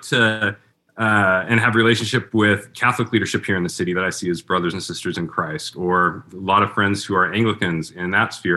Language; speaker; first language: English; native; English